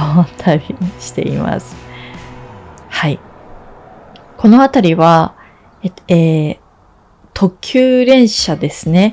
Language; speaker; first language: Japanese; native; Japanese